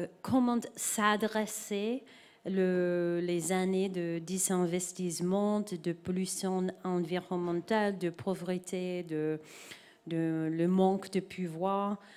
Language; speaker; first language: French; non-native, learner; English